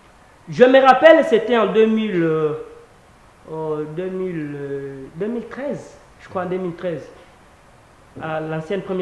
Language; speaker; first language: French; non-native, local second language; Lingala